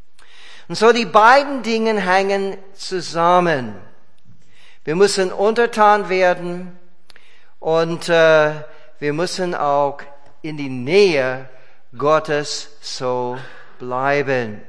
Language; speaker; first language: German; non-native, fluent; English